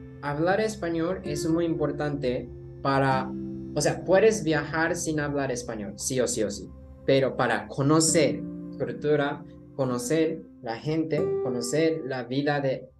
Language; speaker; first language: Spanish; non-native, learner; Japanese